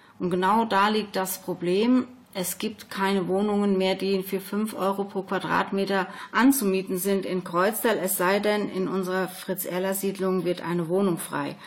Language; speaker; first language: German; native; German